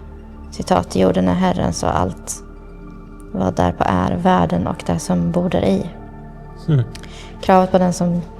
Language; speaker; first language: Swedish; native; Swedish